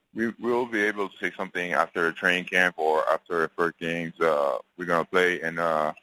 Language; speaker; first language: English; non-native, fluent; French